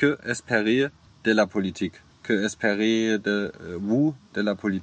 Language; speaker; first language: French; non-native, learner; German